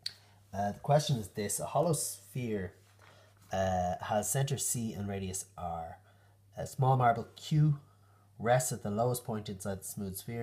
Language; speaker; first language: English; native; English